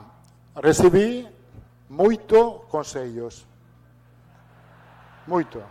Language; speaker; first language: Portuguese; non-native, fluent; Italian